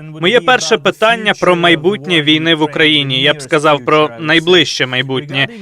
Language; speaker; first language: Ukrainian; native; Ukrainian